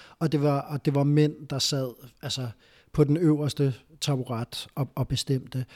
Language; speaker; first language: Danish; early bilingual, other home language; Spanish